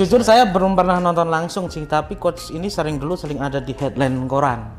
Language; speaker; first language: Indonesian; native; Indonesian